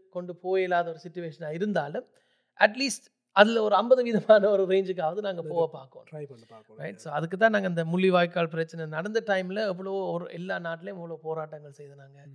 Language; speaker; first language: Tamil; early bilingual, heritage; Tamil